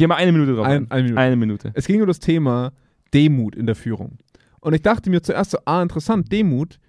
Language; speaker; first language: German; native; German